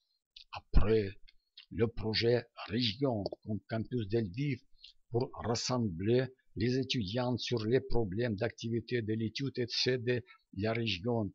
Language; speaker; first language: French; non-native, learner; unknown